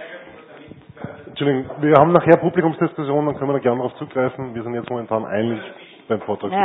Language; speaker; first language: German; native; German